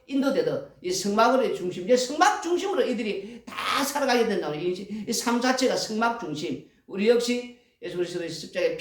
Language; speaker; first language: Korean; native; Korean